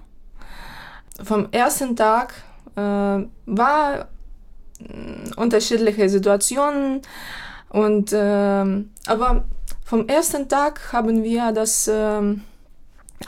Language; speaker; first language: German; non-native, fluent; Ukrainian